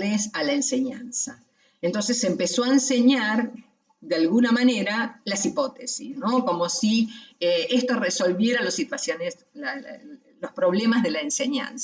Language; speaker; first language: Spanish; native; Spanish